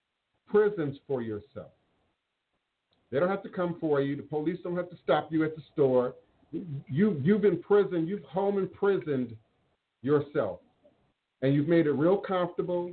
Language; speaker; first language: English; native; English